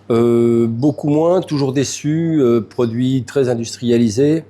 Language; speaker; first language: French; native; French